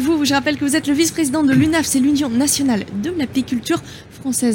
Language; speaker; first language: French; native; French